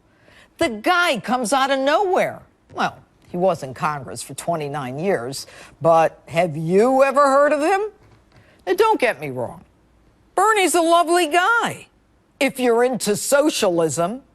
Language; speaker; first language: English; native; English